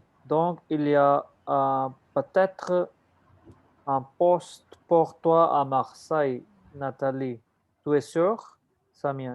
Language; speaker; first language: French; non-native, learner; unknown